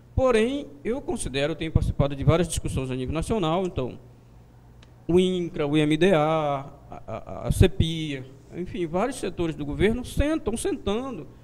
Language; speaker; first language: Portuguese; native; Portuguese